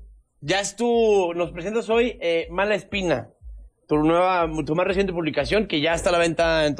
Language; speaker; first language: Spanish; native; Spanish